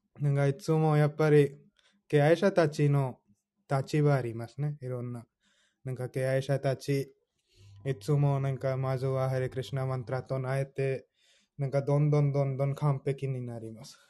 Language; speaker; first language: Japanese; non-native, fluent; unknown